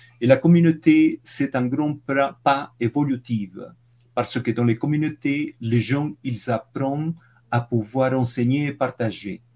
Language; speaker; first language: French; non-native, fluent; Spanish